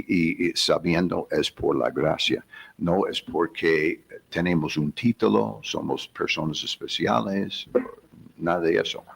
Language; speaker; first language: Spanish; non-native, fluent; English